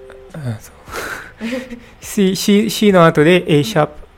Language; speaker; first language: Japanese; non-native, learner; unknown